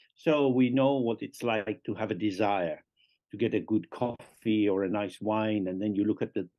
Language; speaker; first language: English; native; English